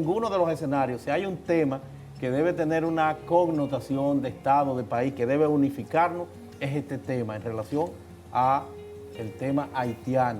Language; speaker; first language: Spanish; native; Spanish